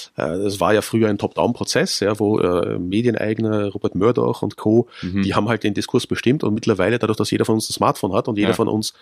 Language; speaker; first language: German; native; German